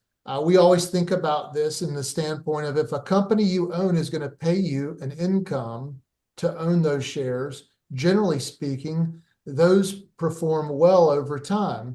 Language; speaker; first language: English; native; English